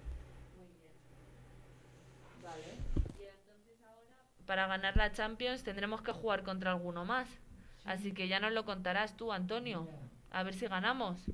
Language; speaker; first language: Spanish; native; Spanish